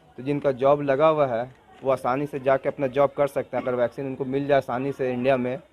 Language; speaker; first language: Hindi; native; Hindi